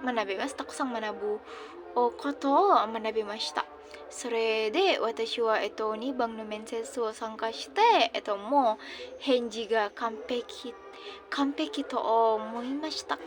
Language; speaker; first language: Japanese; non-native, learner; Indonesian